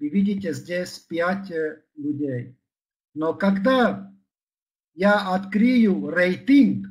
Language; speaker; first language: Russian; non-native, fluent; Czech